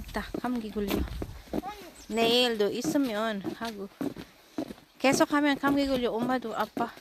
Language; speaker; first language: Korean; non-native, fluent; Filipino